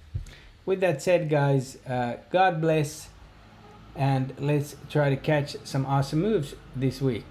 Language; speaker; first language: English; native; English